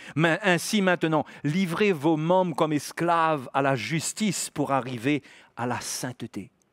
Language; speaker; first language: French; native; French